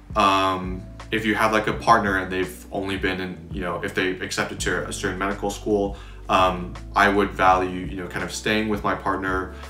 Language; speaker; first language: English; native; English